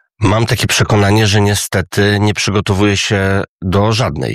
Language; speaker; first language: Polish; native; Polish